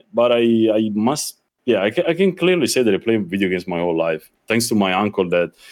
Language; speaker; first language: English; non-native, fluent; Italian